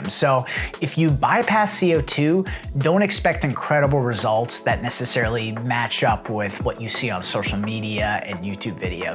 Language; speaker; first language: English; native; English